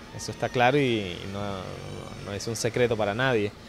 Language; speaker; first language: Spanish; native; Spanish